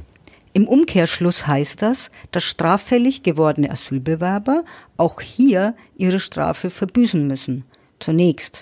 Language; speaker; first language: German; native; German